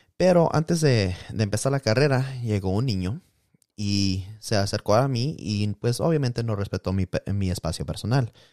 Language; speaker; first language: Spanish; early bilingual, heritage; Spanish